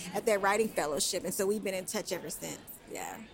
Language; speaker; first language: English; native; English